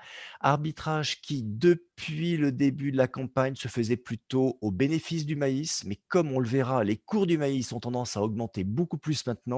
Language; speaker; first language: French; native; French